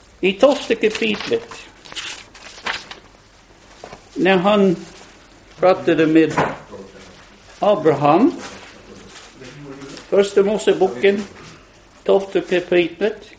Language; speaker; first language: Swedish; non-native, fluent; English